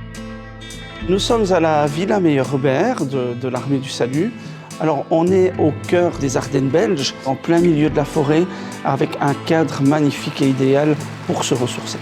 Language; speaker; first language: French; native; French